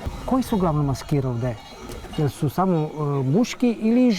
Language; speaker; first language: Bosnian; native; Bosnian